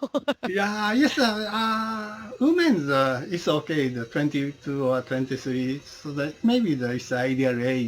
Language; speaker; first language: English; non-native, learner; Japanese